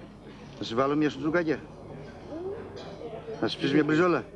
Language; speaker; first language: Greek; native; Greek